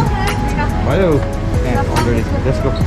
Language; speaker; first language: English; non-native, fluent; Nepali